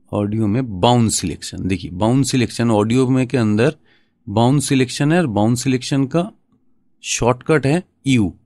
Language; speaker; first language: Hindi; non-native, local second language; Bangla